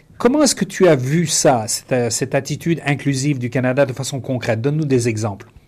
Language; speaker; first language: French; native; French